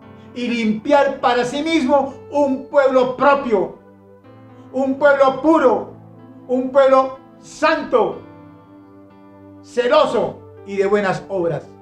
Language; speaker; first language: Spanish; native; Spanish